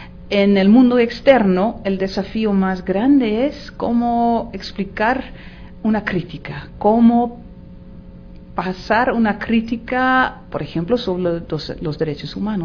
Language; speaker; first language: Spanish; non-native, fluent; Dutch